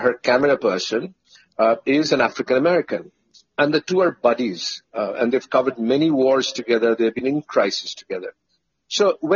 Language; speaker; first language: English; non-native, local second language; Bangla